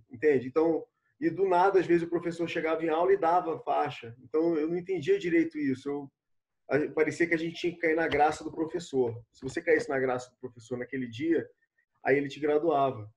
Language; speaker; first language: Portuguese; native; Portuguese